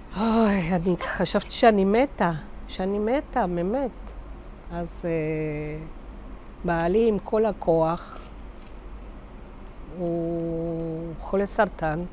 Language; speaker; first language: Hebrew; non-native, fluent; Spanish